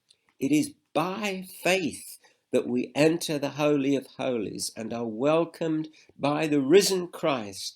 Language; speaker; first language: English; native; English